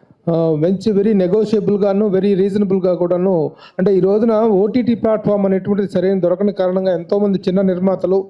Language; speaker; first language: Telugu; native; Telugu